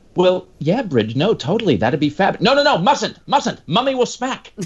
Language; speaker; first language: English; native; English